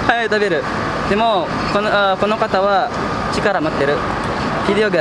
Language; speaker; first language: Japanese; non-native, learner; Indonesian